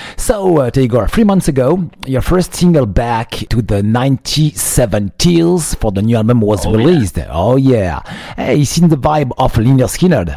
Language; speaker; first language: English; non-native, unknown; French